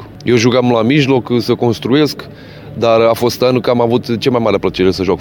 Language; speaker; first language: Romanian; non-native, fluent; Portuguese